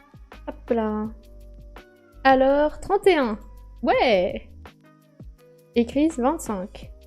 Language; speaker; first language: French; native; French